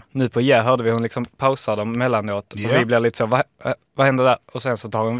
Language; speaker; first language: Swedish; native; Swedish